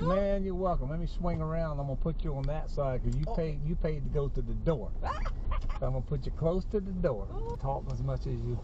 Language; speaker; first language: English; native; English